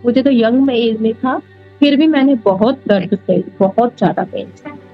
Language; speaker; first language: Hindi; non-native, local second language; Punjabi